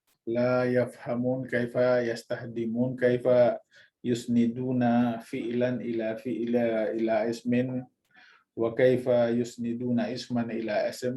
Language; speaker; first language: Arabic; non-native, fluent; Indonesian